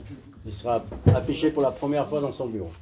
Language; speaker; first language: French; native; French